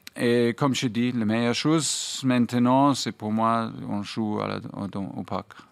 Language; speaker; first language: French; non-native, fluent; German